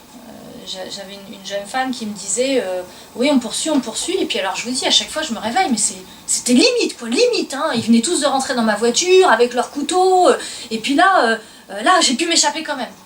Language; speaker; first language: French; native; French